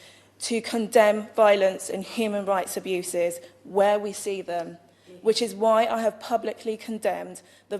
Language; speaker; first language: English; native; English